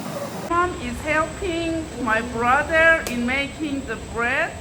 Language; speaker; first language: English; non-native, fluent; Persian